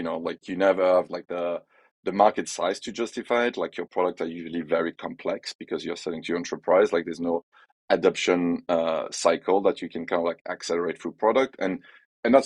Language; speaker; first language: English; non-native, fluent; French